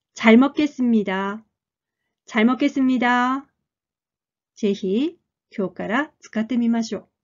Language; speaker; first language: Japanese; non-native, fluent; Korean